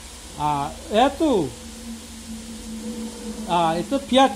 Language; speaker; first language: Russian; non-native, learner; Tajik